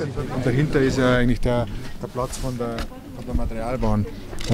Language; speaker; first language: German; native; German